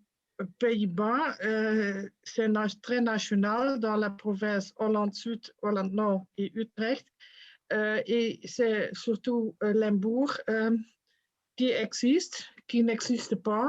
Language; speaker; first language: French; non-native, fluent; Dutch